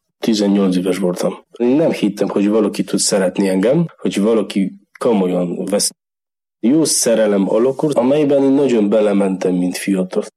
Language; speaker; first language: Hungarian; non-native, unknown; Polish